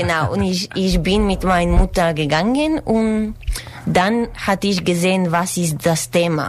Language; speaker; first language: German; non-native, learner; Spanish